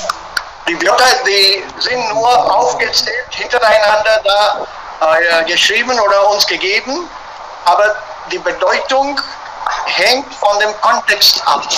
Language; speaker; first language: German; non-native, fluent; Hindi